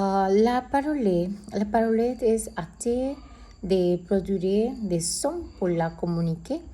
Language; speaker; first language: French; non-native, learner; Spanish